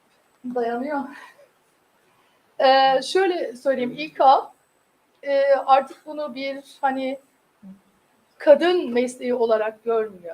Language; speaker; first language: Turkish; native; Turkish